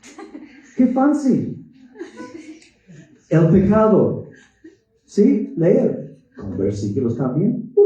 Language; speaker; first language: Spanish; non-native, fluent; English